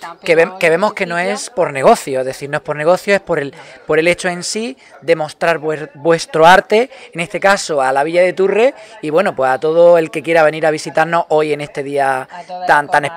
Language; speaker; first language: Spanish; native; Spanish